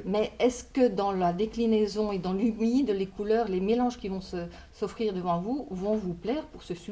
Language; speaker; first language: French; native; French